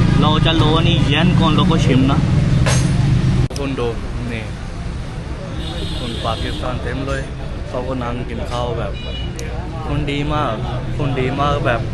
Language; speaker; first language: Thai; non-native, fluent; Urdu